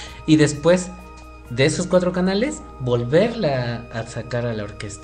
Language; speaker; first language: Spanish; native; Spanish